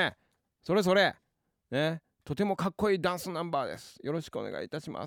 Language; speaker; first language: Japanese; native; Japanese